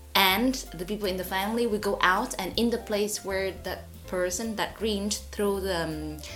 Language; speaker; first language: English; non-native, fluent; Vietnamese